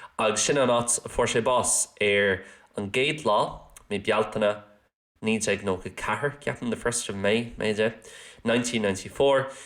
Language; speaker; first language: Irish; non-native, local second language; English